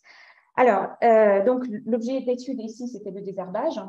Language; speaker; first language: French; native; French